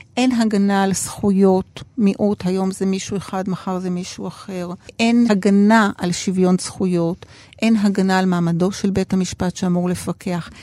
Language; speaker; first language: Hebrew; early bilingual, other home language; Spanish